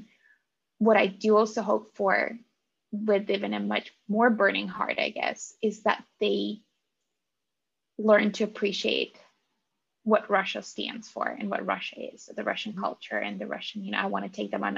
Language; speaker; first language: English; non-native, fluent; Russian